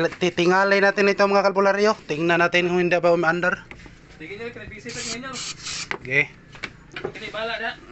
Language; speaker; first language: Filipino; non-native, local second language; Cebuano